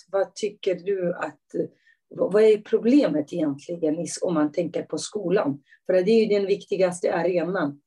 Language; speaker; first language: Swedish; non-native, fluent; Persian